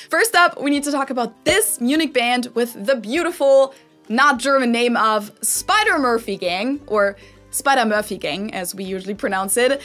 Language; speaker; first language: English; non-native, fluent; German